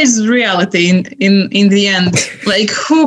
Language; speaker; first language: English; non-native, fluent; Latvian